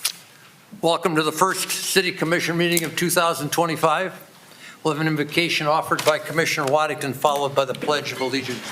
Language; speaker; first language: English; native; English